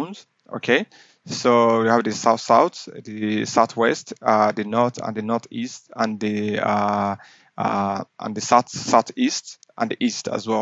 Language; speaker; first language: English; non-native, local second language; Yoruba